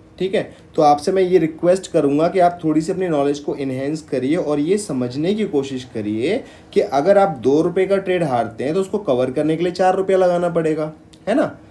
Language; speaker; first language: Hindi; native; Hindi